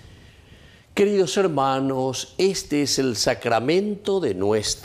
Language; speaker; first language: Spanish; native; Spanish